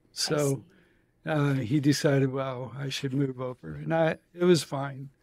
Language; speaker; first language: English; native; English